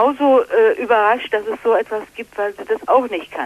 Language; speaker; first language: German; native; German